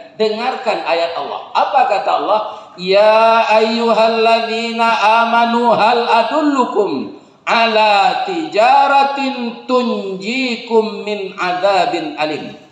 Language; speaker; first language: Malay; non-native, local second language; Minangkabau